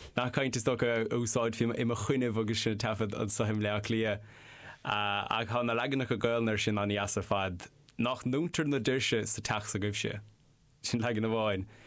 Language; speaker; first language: Irish; non-native, local second language; English